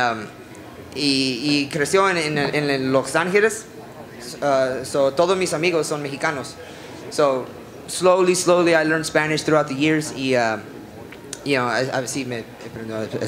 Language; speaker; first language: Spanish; non-native, learner; English